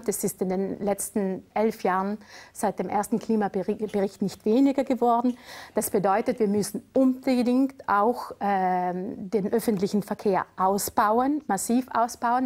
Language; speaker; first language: German; native; German